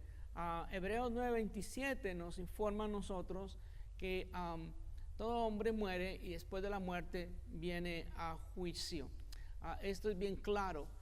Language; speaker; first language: Spanish; native; Spanish